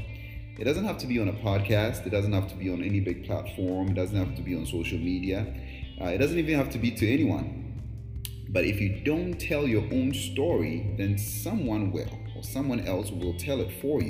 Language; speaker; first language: English; non-native, local second language; Akan